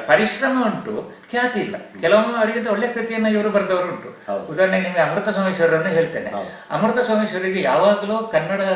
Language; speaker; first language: Kannada; native; Kannada